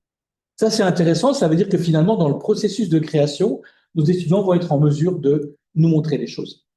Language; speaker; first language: French; native; French